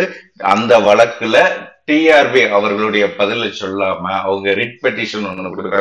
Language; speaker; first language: Tamil; native; Tamil